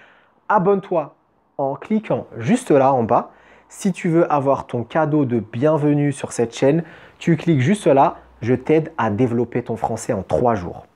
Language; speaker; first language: French; native; French